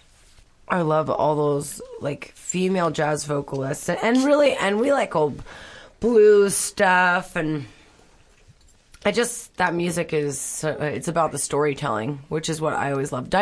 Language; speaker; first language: English; native; English